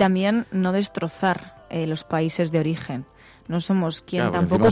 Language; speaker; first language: Spanish; native; Spanish